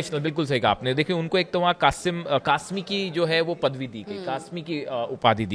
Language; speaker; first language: Hindi; native; Hindi